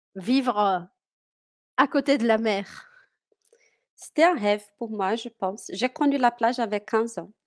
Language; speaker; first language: French; non-native, fluent; Portuguese